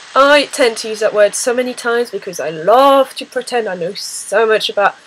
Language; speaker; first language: English; non-native, fluent; French